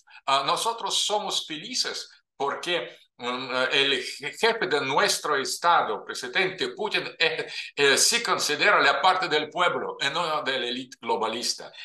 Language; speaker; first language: Spanish; non-native, fluent; Russian